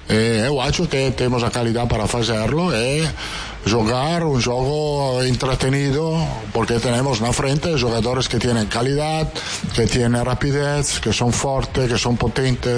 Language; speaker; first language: Portuguese; non-native, fluent; Italian